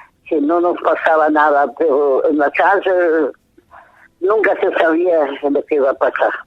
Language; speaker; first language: Spanish; non-native, fluent; German